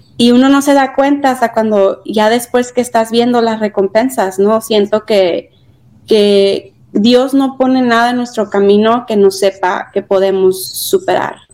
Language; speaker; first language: Spanish; native; Spanish